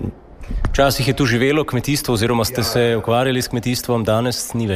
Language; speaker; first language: Slovenian; native; Slovenian